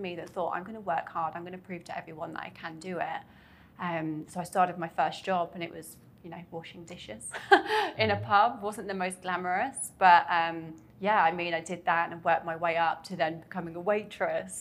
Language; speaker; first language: English; native; English